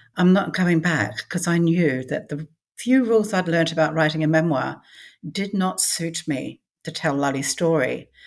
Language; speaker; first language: English; native; English